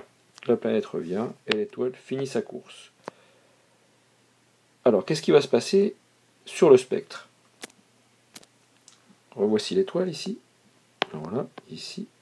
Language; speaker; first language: French; native; French